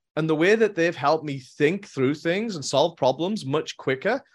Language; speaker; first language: English; native; English